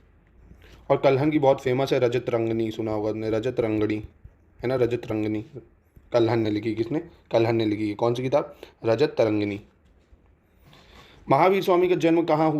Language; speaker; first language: Hindi; native; Hindi